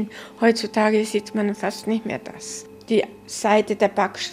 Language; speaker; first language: German; early bilingual, heritage; German